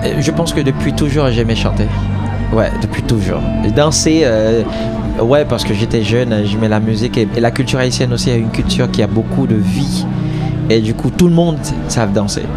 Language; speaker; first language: French; non-native, local second language; Haitian Creole